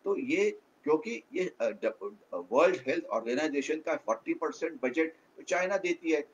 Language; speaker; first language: Hindi; non-native, local second language; Marathi